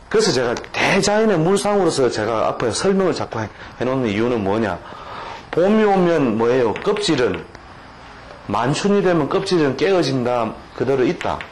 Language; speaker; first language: Korean; native; Korean